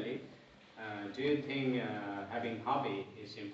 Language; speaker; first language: English; non-native, local second language; Bangla